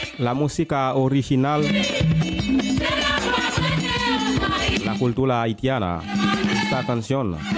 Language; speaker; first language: Spanish; non-native, learner; Haitian Creole